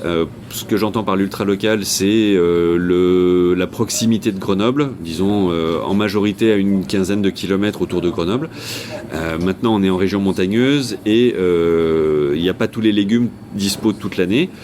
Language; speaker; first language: French; native; French